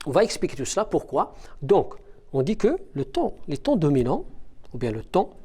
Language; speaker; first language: French; non-native, local second language; Arabic